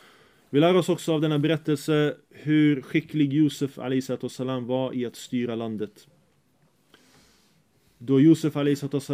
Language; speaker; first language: Swedish; early bilingual, other home language; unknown